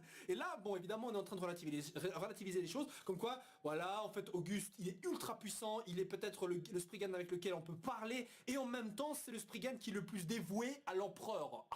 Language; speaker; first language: French; native; French